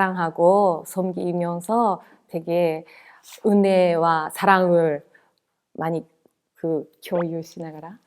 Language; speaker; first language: Korean; non-native, fluent; Japanese